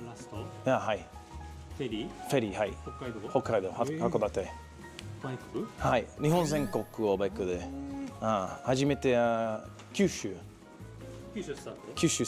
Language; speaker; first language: Japanese; non-native, learner; English